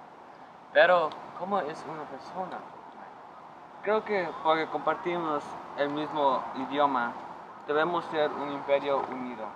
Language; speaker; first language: Spanish; non-native, learner; English